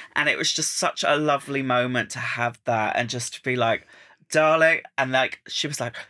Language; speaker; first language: English; native; English